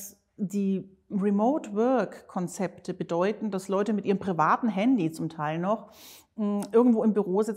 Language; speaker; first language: German; native; German